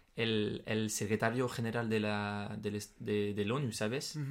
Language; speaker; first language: Spanish; non-native, fluent; French